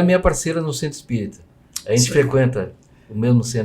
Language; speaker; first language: Portuguese; native; Portuguese